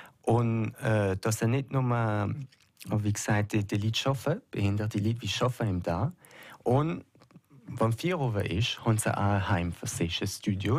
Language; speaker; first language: German; non-native, local second language; French